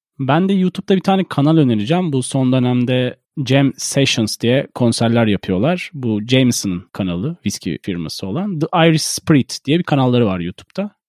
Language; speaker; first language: Turkish; native; Turkish